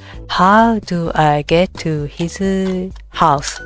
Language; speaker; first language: English; non-native, learner; Japanese